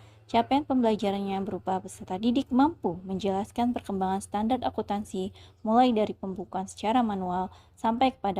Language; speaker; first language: Indonesian; native; Indonesian